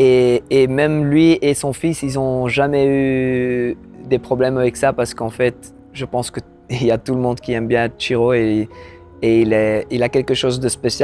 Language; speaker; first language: French; non-native, local second language; Dutch